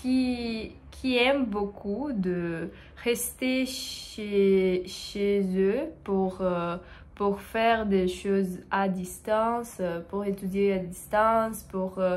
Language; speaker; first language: French; non-native, learner; Portuguese